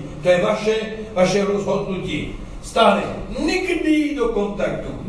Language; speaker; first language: Czech; non-native, learner; French